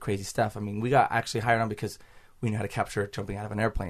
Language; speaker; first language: English; native; English